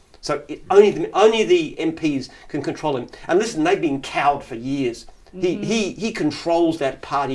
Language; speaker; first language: English; native; English